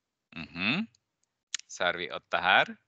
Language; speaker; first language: Swedish; non-native, fluent; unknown